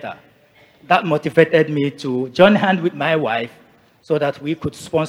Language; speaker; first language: English; non-native, local second language; Igbo